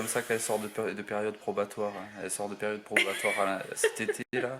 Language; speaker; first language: French; native; French